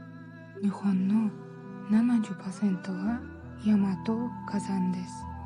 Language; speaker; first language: Japanese; non-native, learner; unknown